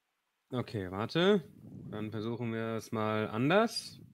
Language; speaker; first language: German; native; German